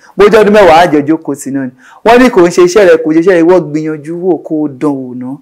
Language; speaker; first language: Yoruba; native; Yoruba